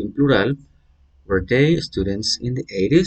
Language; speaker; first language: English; non-native, fluent; Spanish